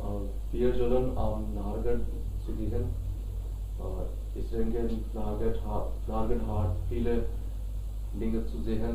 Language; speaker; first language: German; non-native, learner; Hindi